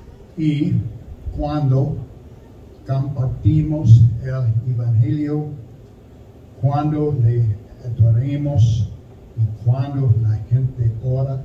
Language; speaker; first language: Spanish; non-native, learner; German